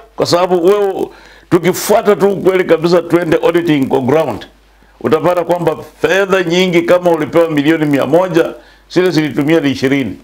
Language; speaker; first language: Swahili; non-native, local second language; Luyia